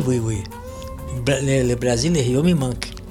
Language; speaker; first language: French; non-native, fluent; Portuguese